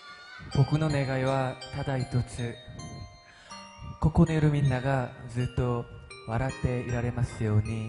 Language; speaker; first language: Japanese; non-native, learner; Korean